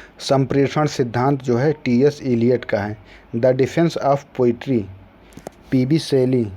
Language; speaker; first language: Hindi; native; Hindi